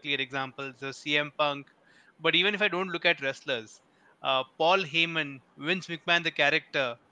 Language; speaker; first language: English; non-native, local second language; Hindi